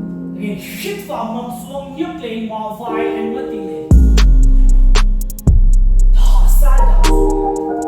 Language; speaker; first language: Vietnamese; non-native, learner; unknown